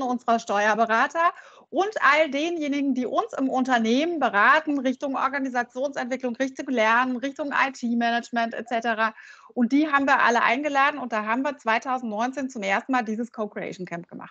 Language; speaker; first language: German; native; German